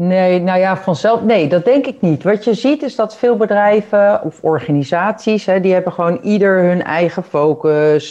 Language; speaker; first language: Dutch; native; Dutch